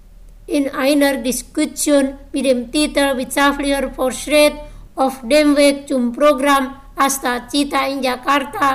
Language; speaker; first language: German; non-native, fluent; Indonesian